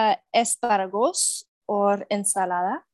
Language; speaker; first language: Spanish; non-native, learner; English